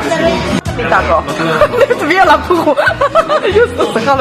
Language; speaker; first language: Finnish; non-native, learner; Chinese